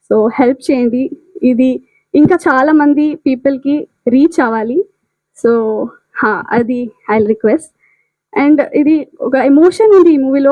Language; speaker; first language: Telugu; non-native, learner; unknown